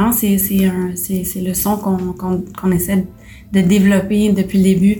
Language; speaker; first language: French; native; French